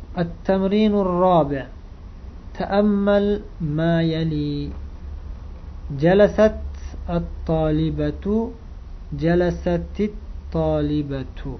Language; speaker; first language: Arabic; non-native, fluent; Uzbek